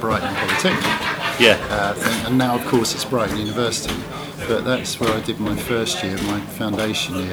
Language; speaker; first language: English; native; English